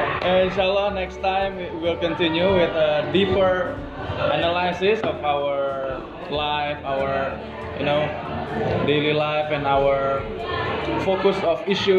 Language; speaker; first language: English; non-native, fluent; Indonesian